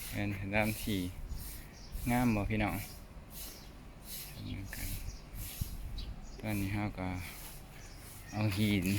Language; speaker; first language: Thai; non-native, local second language; Northeastern Thai